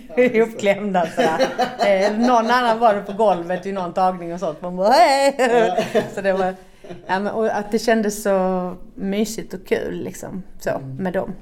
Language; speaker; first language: Swedish; native; Swedish